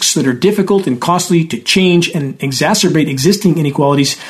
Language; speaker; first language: English; native; English